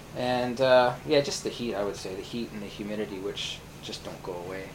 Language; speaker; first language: English; native; English